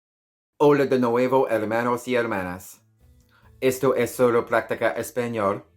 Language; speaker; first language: Spanish; non-native, learner; English